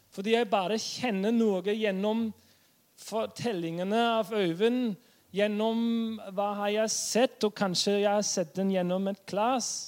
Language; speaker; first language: Norwegian; non-native, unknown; German